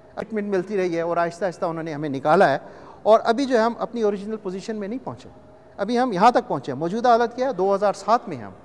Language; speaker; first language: Urdu; non-native, local second language; Punjabi